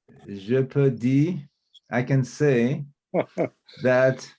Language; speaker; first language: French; non-native, learner; Portuguese